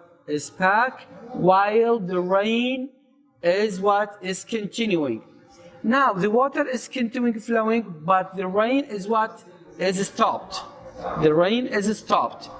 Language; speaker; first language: English; non-native, fluent; Arabic